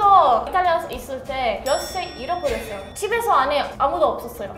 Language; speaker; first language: Korean; non-native, learner; Italian